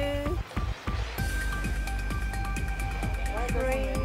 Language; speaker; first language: English; non-native, learner; Vietnamese